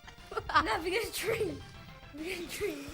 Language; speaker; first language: Welsh; non-native, local second language; English